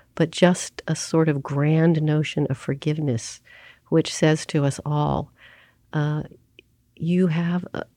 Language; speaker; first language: English; native; English